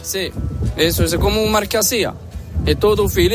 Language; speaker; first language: Spanish; non-native, learner; Arabic